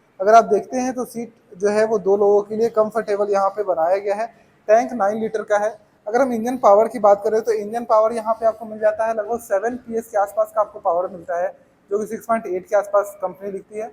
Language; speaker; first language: Hindi; native; Hindi